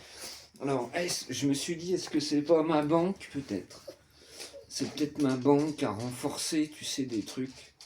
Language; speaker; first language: French; native; French